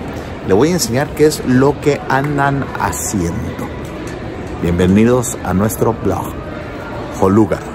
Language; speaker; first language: Spanish; native; Spanish